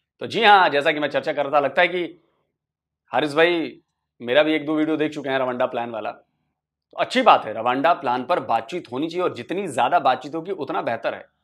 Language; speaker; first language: Hindi; native; Hindi